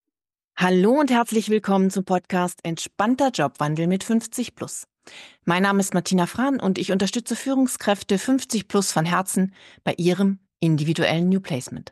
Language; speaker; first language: German; native; German